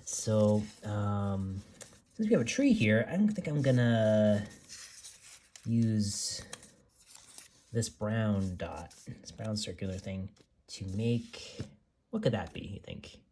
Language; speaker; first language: English; native; English